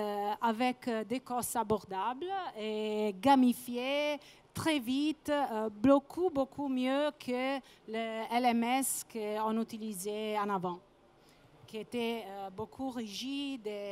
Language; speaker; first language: French; non-native, fluent; Italian